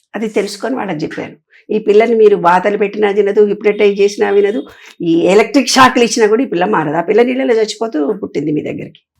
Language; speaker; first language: Telugu; native; Telugu